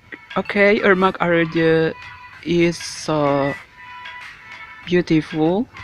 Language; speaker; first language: English; non-native, learner; Indonesian